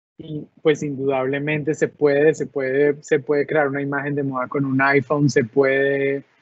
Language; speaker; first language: Spanish; native; Spanish